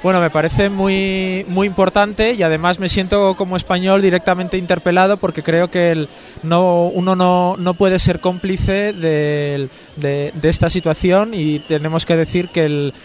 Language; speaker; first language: Spanish; native; Spanish